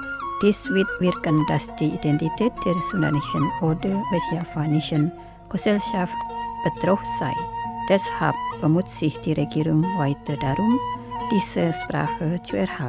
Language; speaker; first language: German; non-native, fluent; Indonesian